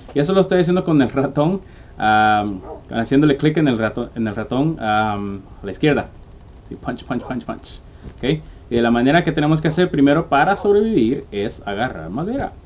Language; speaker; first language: Spanish; early bilingual, heritage; English